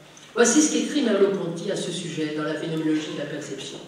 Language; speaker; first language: French; native; French